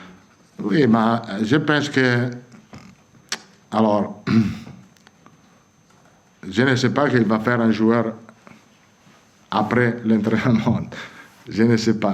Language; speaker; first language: French; non-native, fluent; Italian